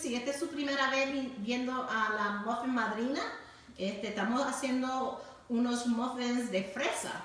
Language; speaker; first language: Spanish; early bilingual, heritage; Spanish